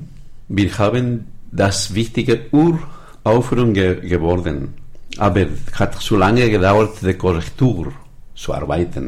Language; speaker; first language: German; non-native, learner; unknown